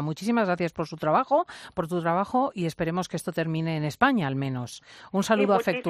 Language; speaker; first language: Spanish; native; Spanish